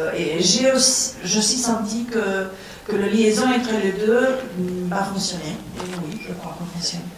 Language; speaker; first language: French; non-native, fluent; Spanish